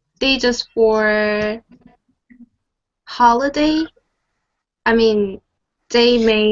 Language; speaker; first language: English; non-native, learner; Korean